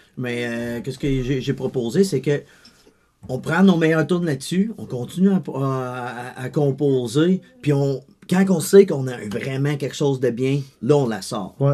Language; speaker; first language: French; early bilingual, other home language; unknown